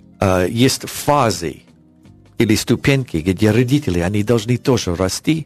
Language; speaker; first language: Russian; non-native, learner; English